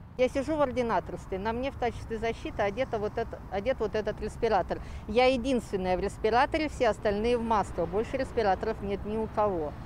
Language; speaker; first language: Russian; native; Russian